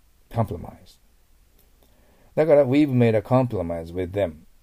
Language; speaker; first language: English; non-native, fluent; Japanese